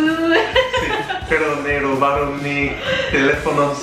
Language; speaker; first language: Spanish; non-native, fluent; English